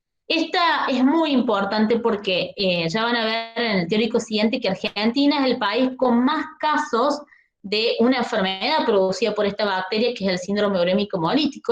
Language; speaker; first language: Spanish; native; Spanish